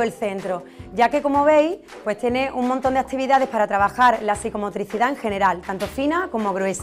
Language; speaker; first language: Spanish; native; Spanish